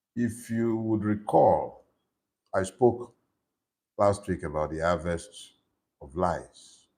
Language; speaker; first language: English; non-native, local second language; Yoruba